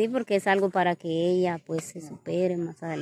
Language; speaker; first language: Spanish; native; Spanish